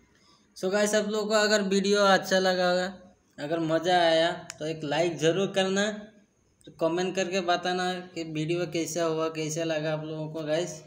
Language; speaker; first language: Hindi; non-native, local second language; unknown